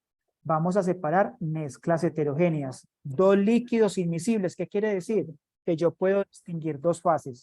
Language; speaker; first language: Spanish; native; Spanish